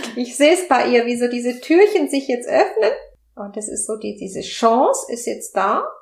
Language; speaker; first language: German; non-native, fluent; Spanish